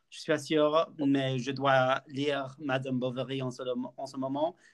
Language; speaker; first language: French; non-native, learner; English